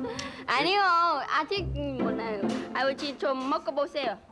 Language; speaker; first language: Korean; non-native, learner; Vietnamese